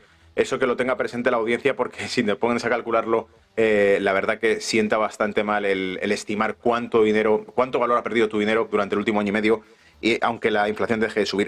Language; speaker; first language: Spanish; native; Spanish